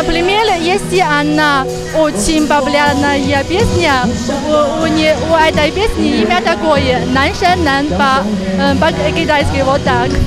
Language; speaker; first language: Russian; non-native, fluent; Chinese